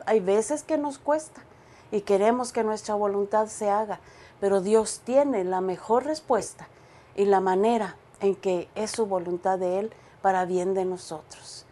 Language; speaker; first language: Spanish; native; Spanish